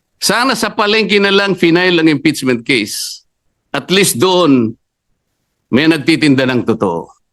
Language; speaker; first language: Filipino; native; Filipino